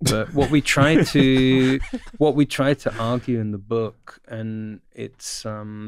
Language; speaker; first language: English; native; English